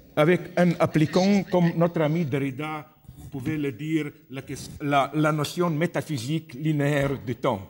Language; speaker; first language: French; non-native, fluent; Slovenian